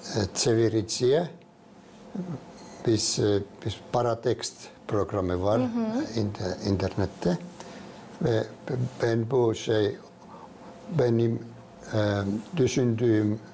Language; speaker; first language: Turkish; non-native, fluent; Finnish